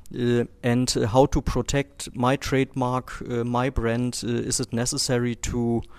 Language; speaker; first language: English; non-native, fluent; German